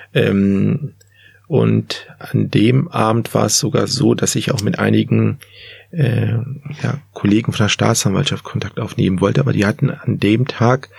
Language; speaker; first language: German; native; German